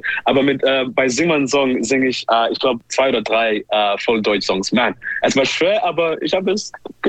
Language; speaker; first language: German; non-native, learner; English